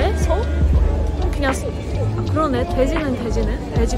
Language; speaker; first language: Korean; non-native, fluent; Japanese